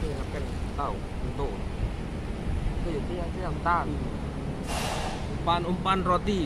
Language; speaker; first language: Chinese; non-native, learner; Javanese